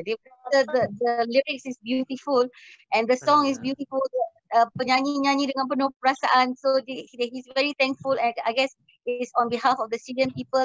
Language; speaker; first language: English; non-native, local second language; Malay